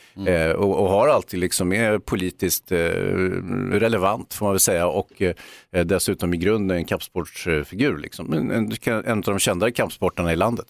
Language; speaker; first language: Swedish; native; Swedish